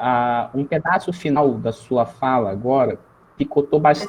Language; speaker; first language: Portuguese; native; Portuguese